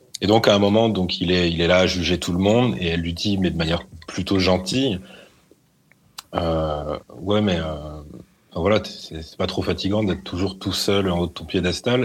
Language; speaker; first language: French; native; French